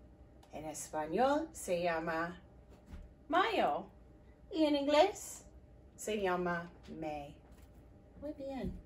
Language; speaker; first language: Spanish; non-native, fluent; English